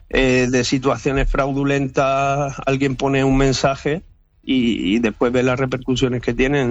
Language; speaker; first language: Spanish; native; Spanish